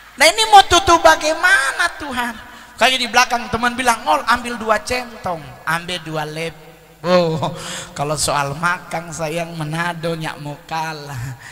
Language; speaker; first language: Indonesian; native; Indonesian